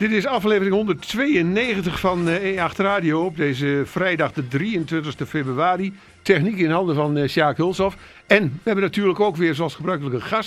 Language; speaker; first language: Dutch; native; Dutch